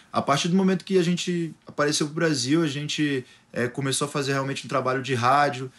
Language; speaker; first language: Portuguese; native; Portuguese